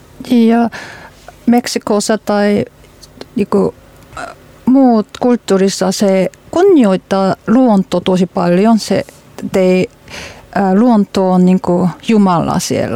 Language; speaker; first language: Finnish; non-native, learner; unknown